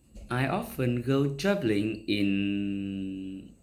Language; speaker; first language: English; non-native, learner; Vietnamese